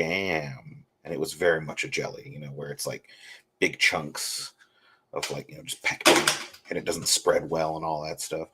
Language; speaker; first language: English; native; English